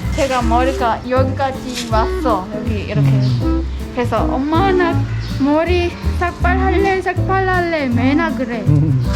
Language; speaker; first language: Korean; non-native, learner; Khmer